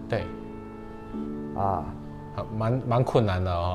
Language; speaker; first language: Chinese; native; Chinese